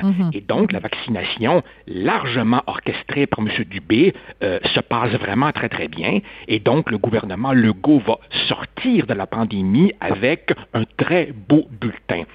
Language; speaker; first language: French; native; French